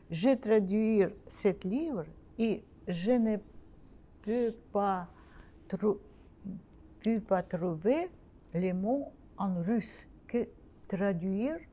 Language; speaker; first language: French; non-native, learner; Russian